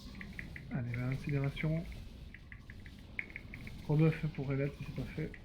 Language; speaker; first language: French; native; French